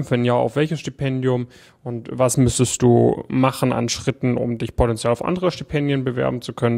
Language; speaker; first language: German; native; German